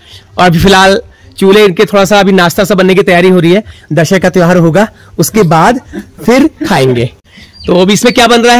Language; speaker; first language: Hindi; native; Hindi